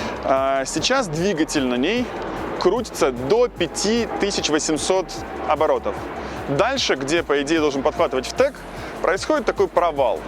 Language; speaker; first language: Russian; native; Russian